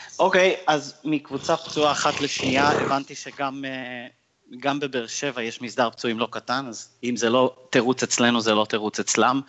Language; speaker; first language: Hebrew; native; Hebrew